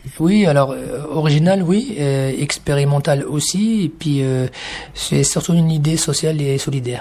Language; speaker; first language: French; native; French